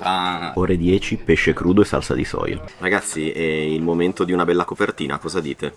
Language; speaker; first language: Italian; native; Italian